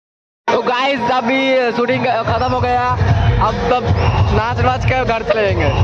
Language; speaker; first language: Hindi; non-native, local second language; Bangla